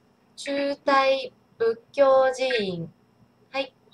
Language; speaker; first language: Japanese; non-native, learner; Chinese